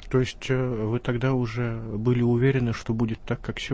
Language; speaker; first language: Russian; native; Russian